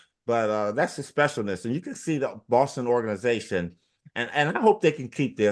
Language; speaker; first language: English; native; English